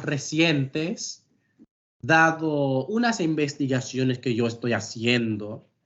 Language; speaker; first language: Spanish; non-native, fluent; English